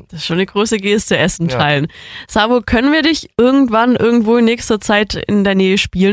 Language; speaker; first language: German; native; German